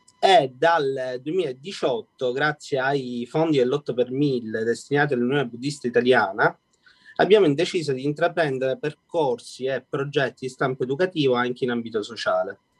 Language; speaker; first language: Italian; native; Italian